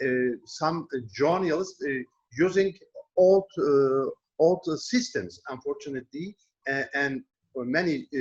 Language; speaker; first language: English; non-native, learner; Turkish